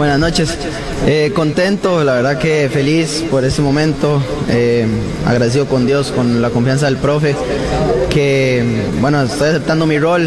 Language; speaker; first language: Spanish; native; Spanish